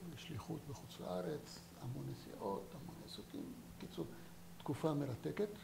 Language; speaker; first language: Hebrew; non-native, fluent; French